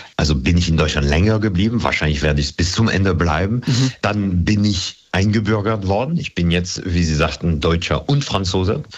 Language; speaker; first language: German; non-native, fluent; French